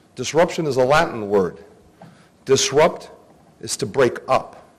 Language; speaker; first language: English; early bilingual, other home language; Greek